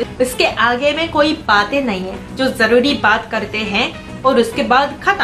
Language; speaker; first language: Hindi; non-native, fluent; Japanese